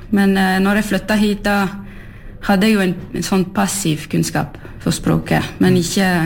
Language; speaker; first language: Norwegian; early bilingual, heritage; French